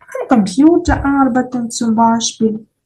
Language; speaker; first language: German; non-native, fluent; Ukrainian